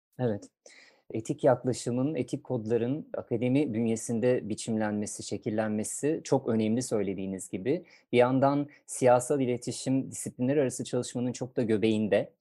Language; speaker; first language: Turkish; native; Turkish